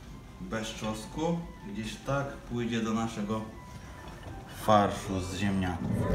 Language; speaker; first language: Polish; non-native, fluent; Ukrainian